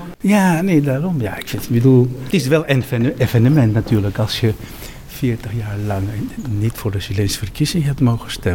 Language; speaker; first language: Dutch; non-native, fluent; Spanish